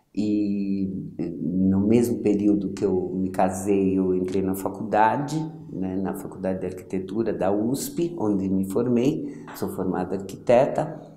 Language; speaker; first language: Portuguese; early bilingual, other home language; Yiddish